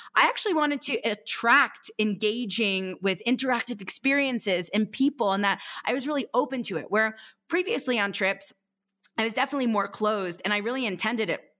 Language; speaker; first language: English; native; English